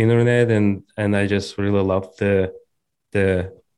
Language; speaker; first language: English; non-native, fluent; Kazakh